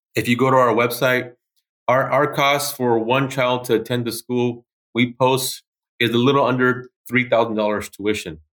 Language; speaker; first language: English; native; English